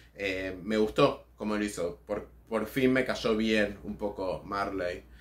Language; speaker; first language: Spanish; native; Spanish